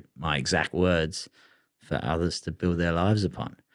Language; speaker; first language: English; native; English